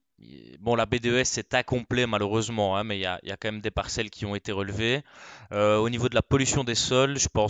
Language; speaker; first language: French; native; French